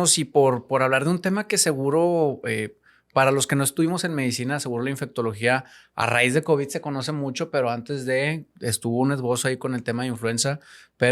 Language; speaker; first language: Spanish; native; Spanish